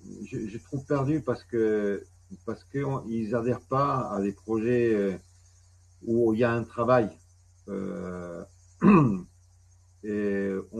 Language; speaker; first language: French; non-native, fluent; Spanish